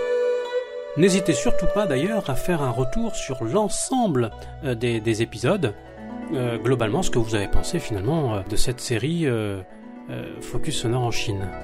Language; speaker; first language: French; native; French